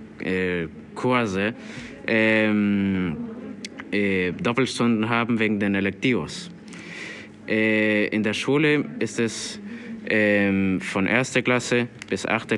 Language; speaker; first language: German; non-native, learner; Spanish